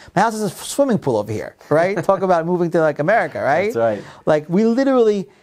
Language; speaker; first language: English; non-native, fluent; Hebrew